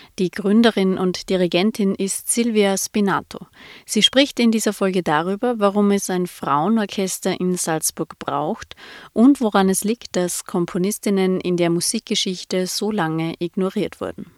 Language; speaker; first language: German; native; German